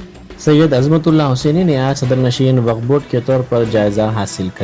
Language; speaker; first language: Hindi; native; Hindi